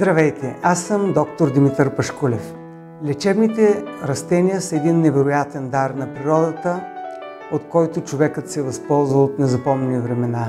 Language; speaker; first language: Bulgarian; native; Bulgarian